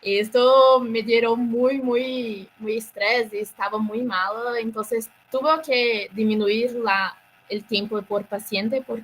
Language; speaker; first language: Spanish; non-native, learner; Portuguese